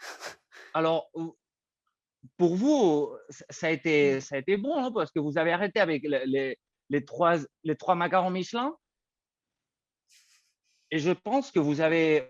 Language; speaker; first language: French; non-native, fluent; Spanish